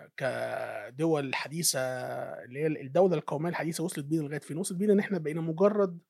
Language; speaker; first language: Arabic; native; Arabic